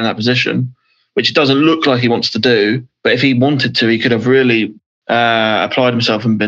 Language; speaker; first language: English; native; English